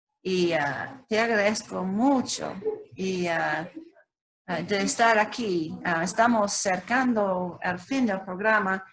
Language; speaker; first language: Spanish; non-native, learner; English